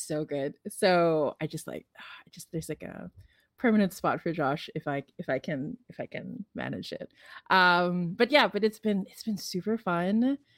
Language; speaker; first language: English; non-native, local second language; Filipino